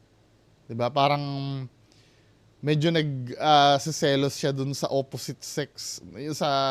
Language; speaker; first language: Filipino; native; Filipino